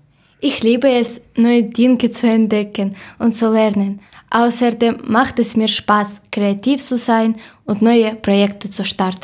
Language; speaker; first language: German; non-native, learner; Ukrainian